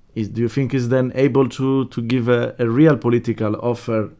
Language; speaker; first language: English; non-native, fluent; Italian